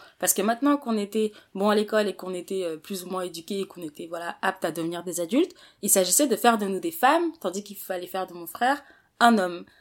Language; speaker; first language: French; early bilingual, other home language; Wolof